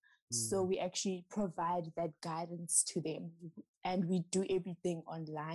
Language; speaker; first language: English; non-native, local second language; Southern Sotho